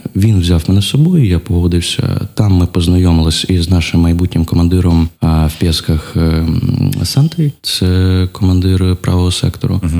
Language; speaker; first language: Ukrainian; non-native, local second language; Russian